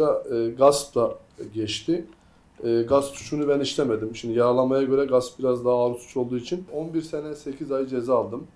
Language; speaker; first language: Turkish; native; Turkish